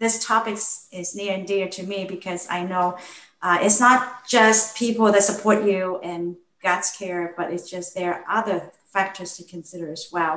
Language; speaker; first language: English; non-native, local second language; Cantonese